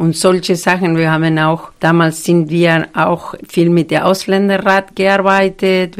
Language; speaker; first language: German; non-native, fluent; Spanish